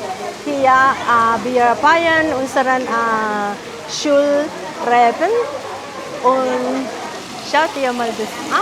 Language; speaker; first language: German; non-native, learner; Filipino